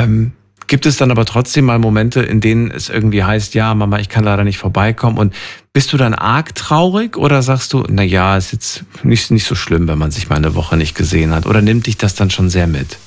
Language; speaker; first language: German; native; German